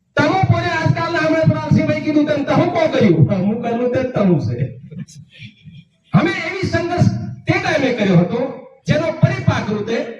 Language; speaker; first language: Gujarati; non-native, local second language; Rathawi